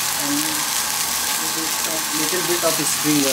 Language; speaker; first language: English; non-native, local second language; Nepali